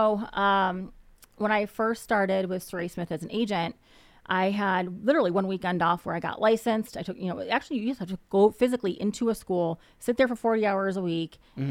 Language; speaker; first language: English; native; English